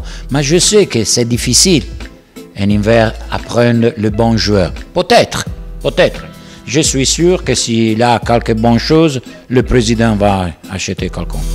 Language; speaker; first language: French; non-native, learner; Italian